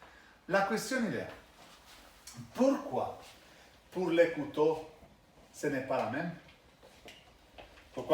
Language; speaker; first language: French; non-native, learner; Italian